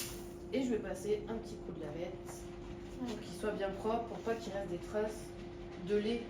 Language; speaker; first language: French; native; French